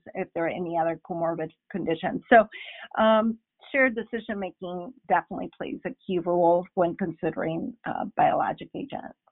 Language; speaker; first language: English; non-native, fluent; Spanish